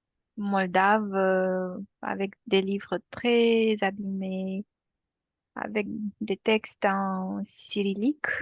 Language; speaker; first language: French; non-native, fluent; Romanian